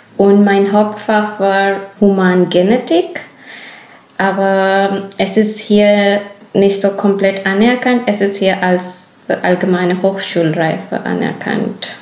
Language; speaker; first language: German; non-native, fluent; Urdu